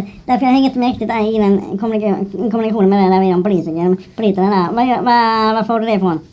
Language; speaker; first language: Swedish; native; Swedish